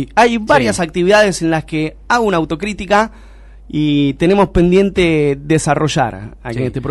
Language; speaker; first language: Spanish; native; Spanish